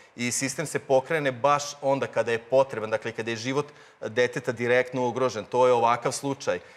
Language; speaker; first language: Croatian; native; Croatian